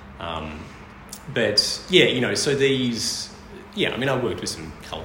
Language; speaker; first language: English; native; English